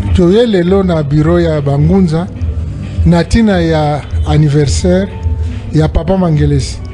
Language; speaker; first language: Lingala; non-native, local second language; Kongo